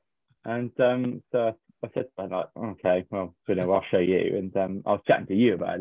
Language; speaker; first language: English; native; English